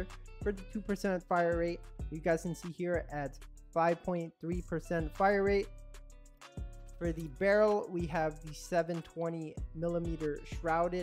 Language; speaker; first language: English; native; English